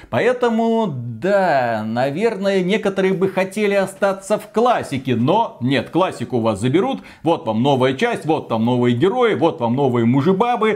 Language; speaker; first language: Russian; native; Russian